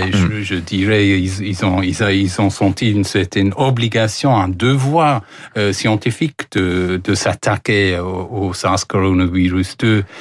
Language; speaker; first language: French; non-native, fluent; English